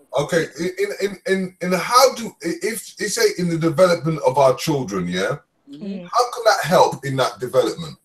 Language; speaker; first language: English; native; English